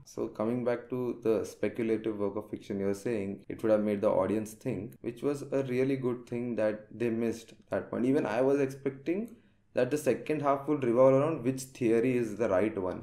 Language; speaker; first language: English; non-native, local second language; Telugu